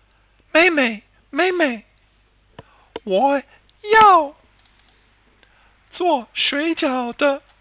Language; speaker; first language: Chinese; non-native, fluent; English